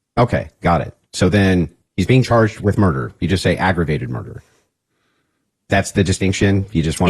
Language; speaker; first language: English; native; English